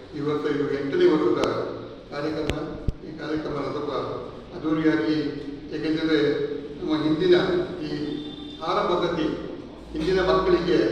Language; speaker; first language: Kannada; non-native, local second language; Kodava